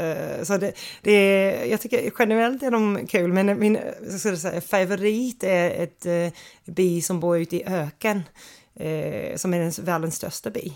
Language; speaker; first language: Swedish; non-native, fluent; English